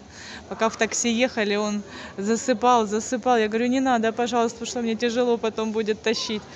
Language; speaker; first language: Russian; native; Russian